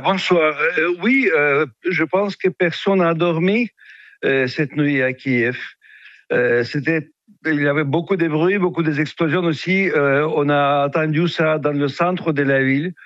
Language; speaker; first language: French; non-native, fluent; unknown